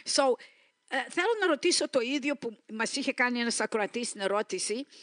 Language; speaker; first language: Greek; early bilingual, heritage; Greek